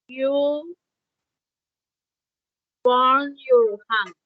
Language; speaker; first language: English; non-native, learner; Spanish